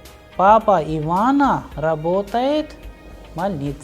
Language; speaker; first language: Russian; non-native, fluent; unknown